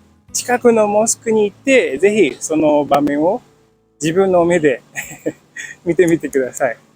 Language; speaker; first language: Japanese; non-native, fluent; Indonesian